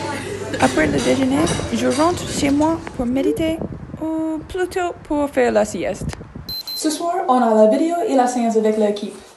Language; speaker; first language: French; non-native, learner; English